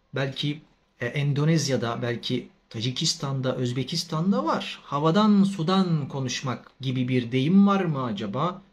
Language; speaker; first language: Turkish; native; Turkish